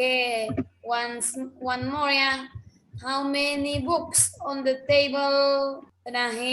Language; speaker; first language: English; non-native, learner; Indonesian